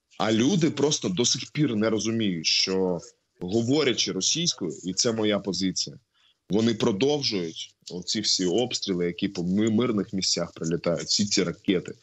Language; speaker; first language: Ukrainian; non-native, local second language; Russian